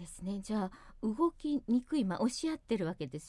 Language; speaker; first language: Japanese; native; Japanese